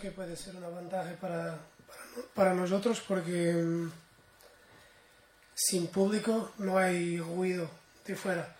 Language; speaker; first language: Spanish; non-native, fluent; Portuguese